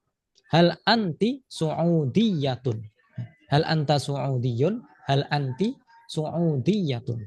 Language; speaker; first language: Arabic; non-native, fluent; Indonesian